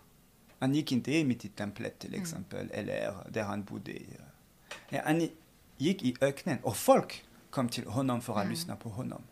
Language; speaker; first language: Swedish; non-native, fluent; French